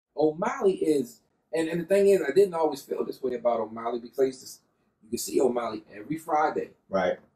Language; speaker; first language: English; native; English